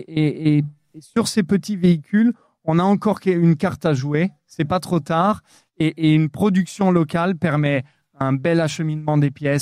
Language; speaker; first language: French; native; French